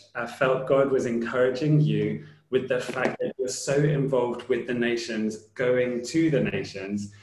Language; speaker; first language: English; native; English